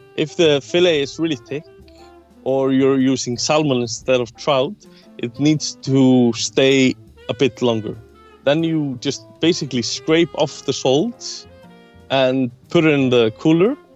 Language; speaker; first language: English; non-native, fluent; Icelandic